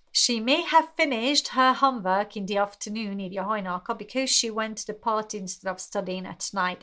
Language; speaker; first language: English; non-native, fluent; Hungarian